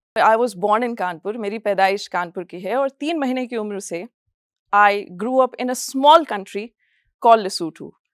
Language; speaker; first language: Hindi; non-native, fluent; English